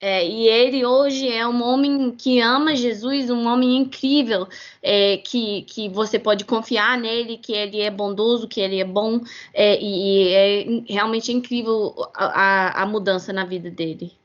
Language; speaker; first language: Portuguese; non-native, fluent; English